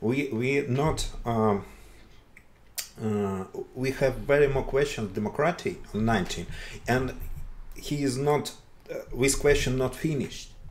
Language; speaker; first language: English; non-native, learner; Russian